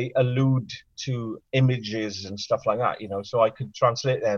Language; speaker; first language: English; non-native, local second language; Welsh